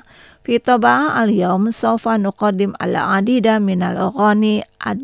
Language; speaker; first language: Arabic; non-native, fluent; Indonesian